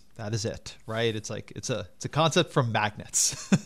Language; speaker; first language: English; native; English